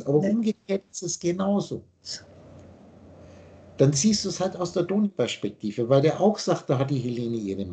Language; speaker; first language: German; native; German